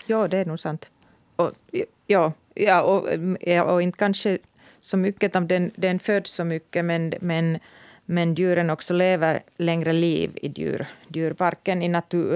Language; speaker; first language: Swedish; non-native, local second language; Finnish